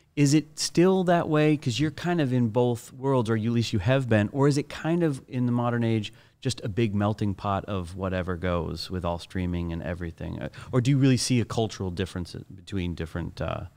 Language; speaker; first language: English; native; English